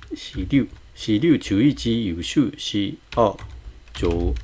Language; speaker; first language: Chinese; non-native, fluent; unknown